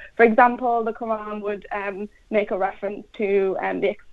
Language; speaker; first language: English; native; English